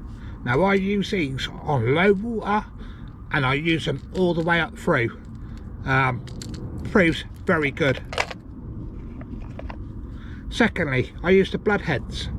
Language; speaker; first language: English; native; English